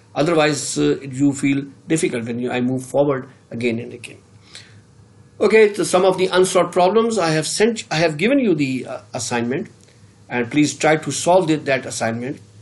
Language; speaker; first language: English; non-native, local second language; Urdu